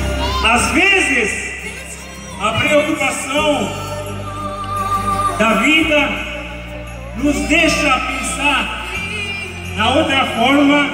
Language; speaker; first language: Portuguese; non-native, fluent; Haitian Creole